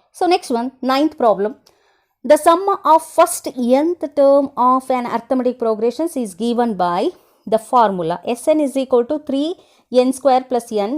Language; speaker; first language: English; non-native, local second language; Kannada